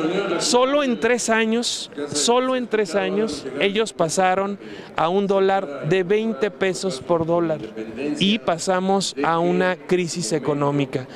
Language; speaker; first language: Spanish; native; Spanish